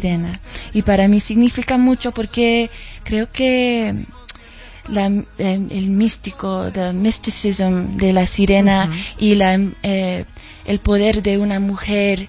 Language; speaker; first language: Spanish; early bilingual, heritage; Spanish